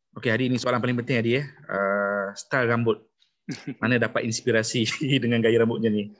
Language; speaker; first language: Malay; native; Malay